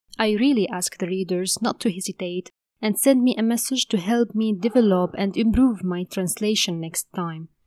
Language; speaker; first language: English; non-native, fluent; Arabic